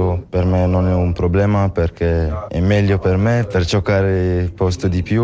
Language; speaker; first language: Italian; non-native, local second language; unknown